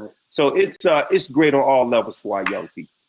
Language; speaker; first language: English; native; English